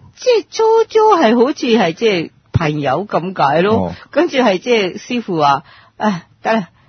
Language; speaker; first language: Cantonese; non-native, fluent; Japanese